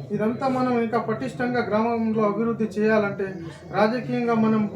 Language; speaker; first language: Telugu; native; Telugu